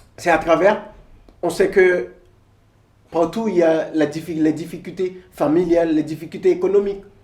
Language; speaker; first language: French; non-native, local second language; Haitian Creole